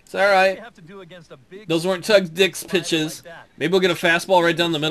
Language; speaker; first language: English; native; English